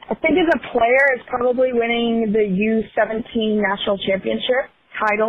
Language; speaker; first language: English; native; English